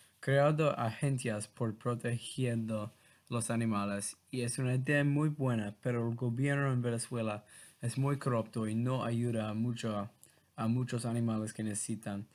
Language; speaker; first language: Spanish; non-native, learner; English